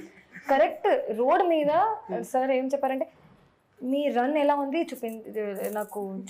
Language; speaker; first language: Telugu; non-native, fluent; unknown